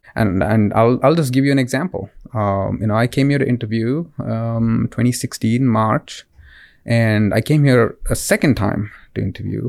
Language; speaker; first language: English; non-native, local second language; Kannada